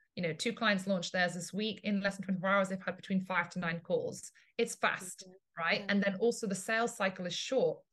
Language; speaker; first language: English; native; English